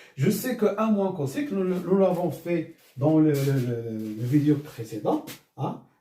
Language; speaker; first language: French; non-native, local second language; Arabic